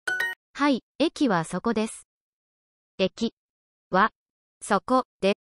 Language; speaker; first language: Japanese; non-native, learner; English